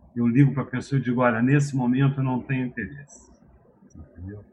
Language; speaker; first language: Portuguese; native; Portuguese